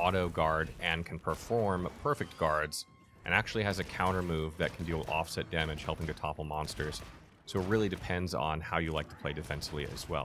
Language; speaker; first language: English; native; English